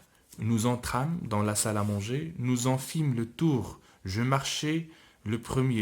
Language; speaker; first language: French; non-native, local second language; Arabic